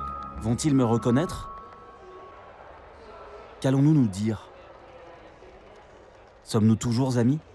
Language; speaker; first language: French; native; French